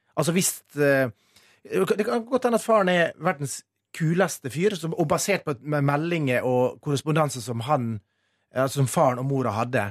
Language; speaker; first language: Norwegian; native; Norwegian